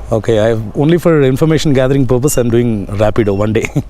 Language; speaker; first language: English; non-native, local second language; Telugu